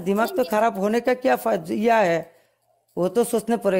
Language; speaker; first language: Hindi; non-native, learner; Bangla